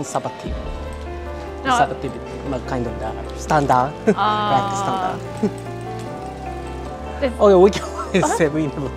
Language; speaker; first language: English; non-native, learner; Japanese